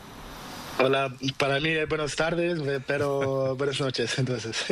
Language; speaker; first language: Spanish; non-native, learner; Portuguese